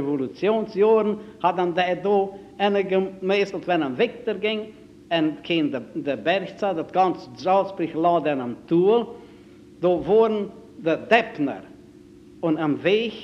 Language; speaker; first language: German; native; German